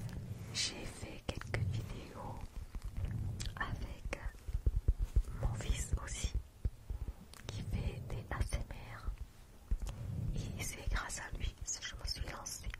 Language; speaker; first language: French; non-native, fluent; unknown